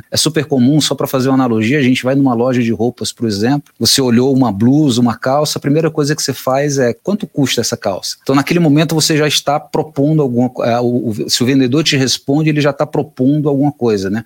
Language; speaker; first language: Portuguese; native; Portuguese